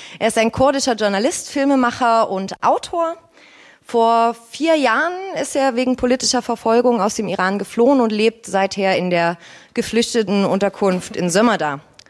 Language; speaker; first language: German; native; German